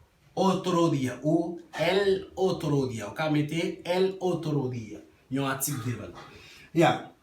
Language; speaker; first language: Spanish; non-native, fluent; Haitian Creole